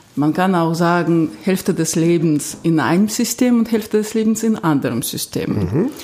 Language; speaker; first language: German; non-native, fluent; Russian